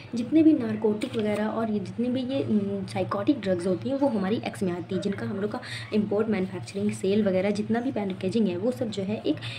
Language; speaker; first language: Hindi; native; Hindi